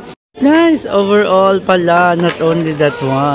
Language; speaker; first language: English; non-native, learner; Filipino